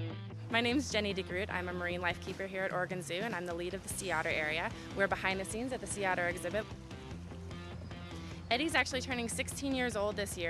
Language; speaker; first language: English; native; English